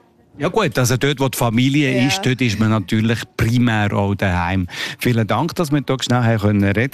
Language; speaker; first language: German; native; German